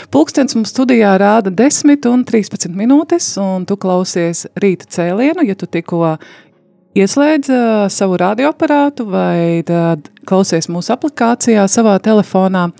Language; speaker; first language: Latvian; native; Latvian